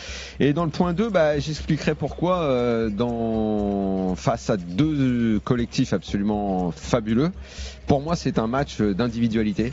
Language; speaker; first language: French; native; French